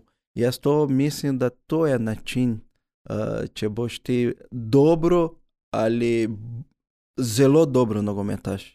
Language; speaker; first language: Slovenian; early bilingual, other home language; Portuguese